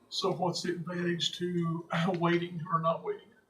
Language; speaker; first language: English; native; English